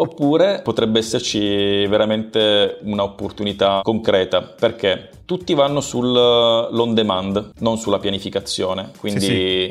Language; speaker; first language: Italian; native; Italian